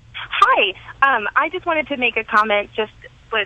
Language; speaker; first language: English; native; English